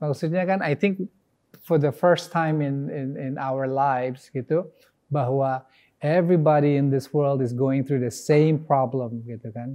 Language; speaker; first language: English; early bilingual, other home language; Indonesian